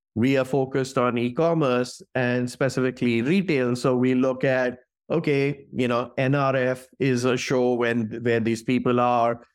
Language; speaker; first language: English; non-native, local second language; Hindi